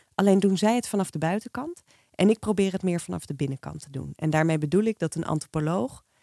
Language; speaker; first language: Dutch; native; Dutch